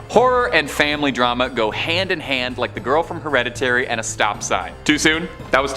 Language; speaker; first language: English; native; English